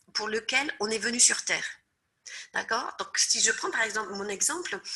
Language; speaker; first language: French; native; French